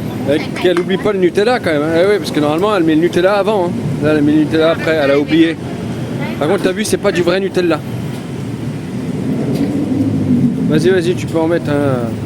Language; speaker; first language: French; native; French